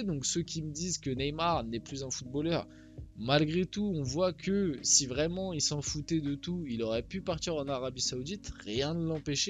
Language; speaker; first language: French; early bilingual, other home language; Portuguese